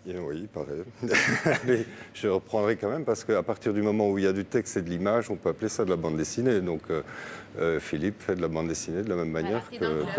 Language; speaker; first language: French; native; French